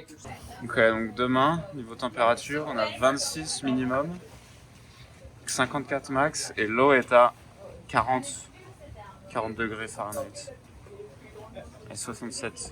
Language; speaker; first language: French; native; French